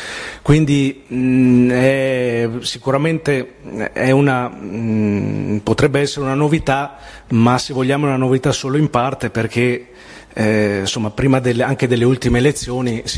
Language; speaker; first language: Italian; native; Italian